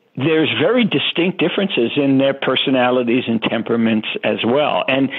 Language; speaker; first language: English; native; English